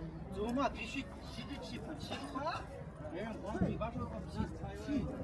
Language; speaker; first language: Chinese; non-native, local second language; Kazakh